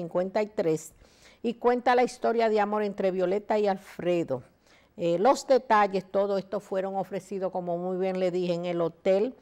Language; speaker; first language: Spanish; native; Spanish